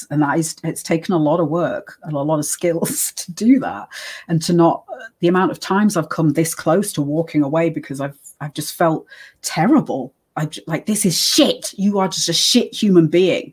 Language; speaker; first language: English; native; English